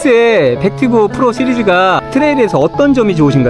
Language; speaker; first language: Korean; native; Korean